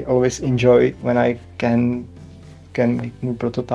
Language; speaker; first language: English; non-native, learner; Czech